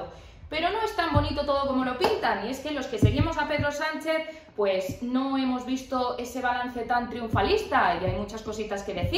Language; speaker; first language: Spanish; native; Spanish